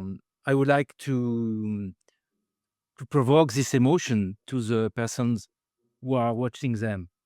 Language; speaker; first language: English; non-native, fluent; French